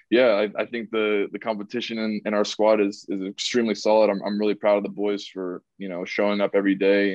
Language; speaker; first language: English; native; English